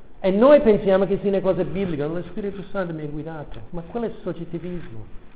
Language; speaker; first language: Italian; non-native, fluent; English